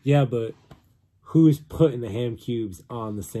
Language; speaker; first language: English; native; English